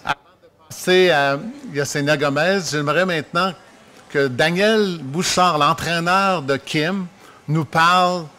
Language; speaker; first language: French; native; French